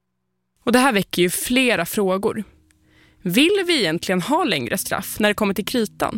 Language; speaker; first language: Swedish; native; Swedish